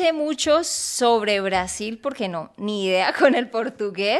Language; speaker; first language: Spanish; native; Spanish